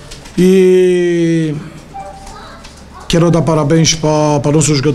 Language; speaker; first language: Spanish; non-native, learner; Romanian